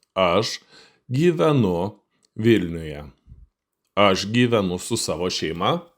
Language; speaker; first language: Lithuanian; non-native, fluent; Russian